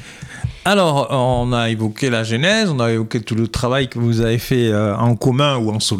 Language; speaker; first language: French; native; French